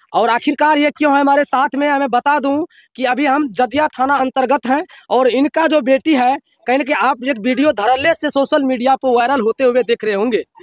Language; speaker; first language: Hindi; native; Hindi